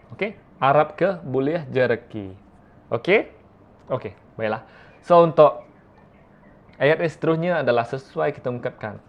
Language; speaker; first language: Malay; non-native, local second language; Iban